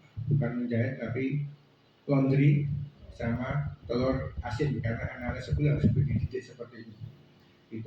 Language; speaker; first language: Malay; non-native, local second language; Javanese